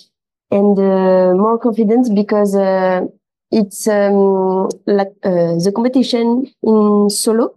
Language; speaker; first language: English; non-native, local second language; French